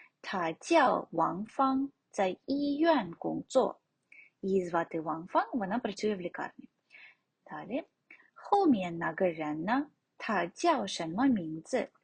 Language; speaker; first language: Chinese; non-native, fluent; Ukrainian